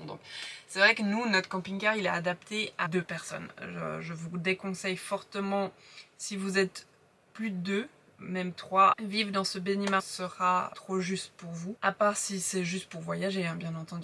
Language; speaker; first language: French; native; French